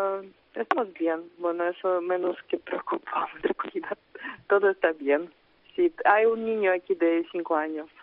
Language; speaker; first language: Spanish; non-native, fluent; Ukrainian